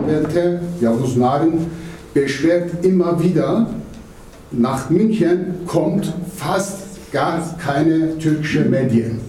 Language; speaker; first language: German; non-native, learner; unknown